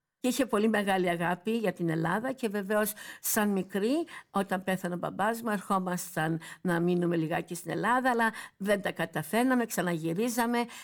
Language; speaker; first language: Greek; early bilingual, heritage; Greek